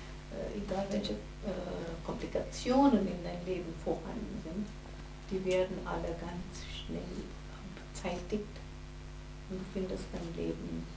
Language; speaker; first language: German; non-native, fluent; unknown